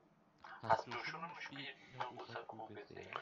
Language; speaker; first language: German; native; German